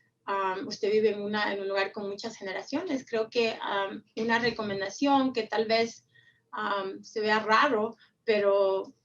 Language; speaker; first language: Spanish; early bilingual, heritage; Spanish